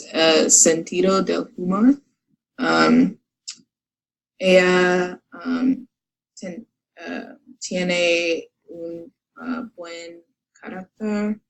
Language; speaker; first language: Spanish; non-native, learner; English